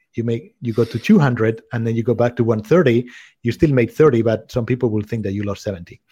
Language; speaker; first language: English; non-native, fluent; Spanish